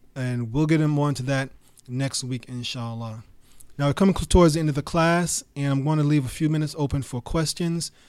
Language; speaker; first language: English; native; English